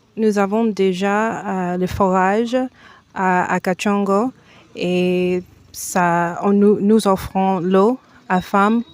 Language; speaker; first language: French; early bilingual, heritage; French